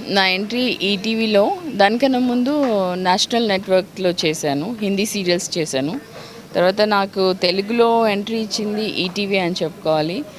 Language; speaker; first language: Telugu; non-native, local second language; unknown